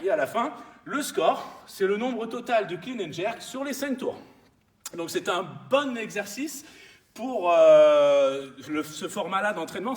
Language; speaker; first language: French; native; French